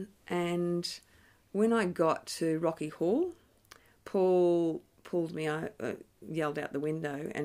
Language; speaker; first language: English; native; English